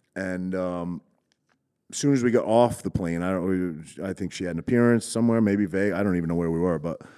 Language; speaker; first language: English; native; English